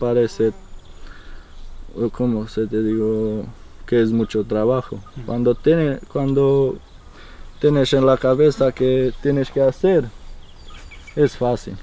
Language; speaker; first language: Spanish; non-native, fluent; Romanian